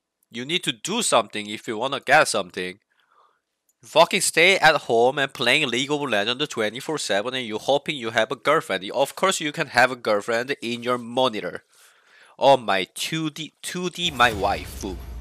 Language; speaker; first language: English; non-native, fluent; Korean